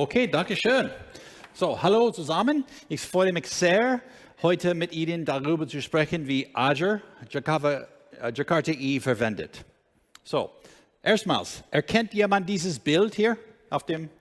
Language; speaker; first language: German; non-native, learner; English